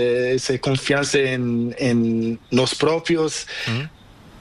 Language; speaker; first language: Spanish; non-native, learner; Portuguese